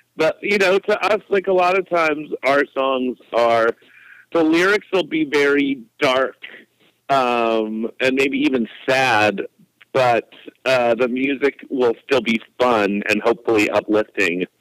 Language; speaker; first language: English; native; English